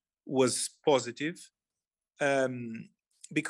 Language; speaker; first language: English; non-native, fluent; Portuguese